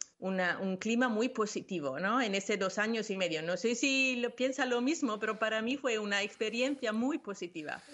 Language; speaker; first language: Spanish; non-native, fluent; Italian